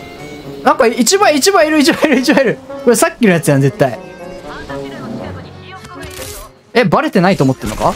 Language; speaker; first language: Japanese; native; Japanese